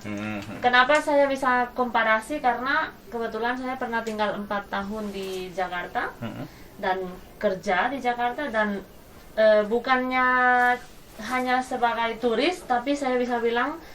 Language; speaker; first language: Indonesian; non-native, fluent; Spanish